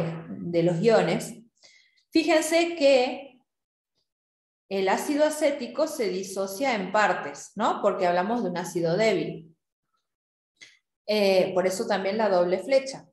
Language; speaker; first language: Spanish; native; Spanish